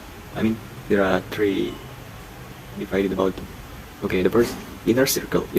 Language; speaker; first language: English; non-native, learner; Indonesian